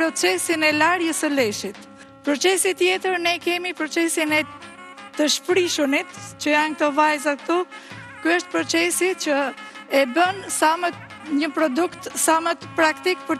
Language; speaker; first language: Albanian; native; Albanian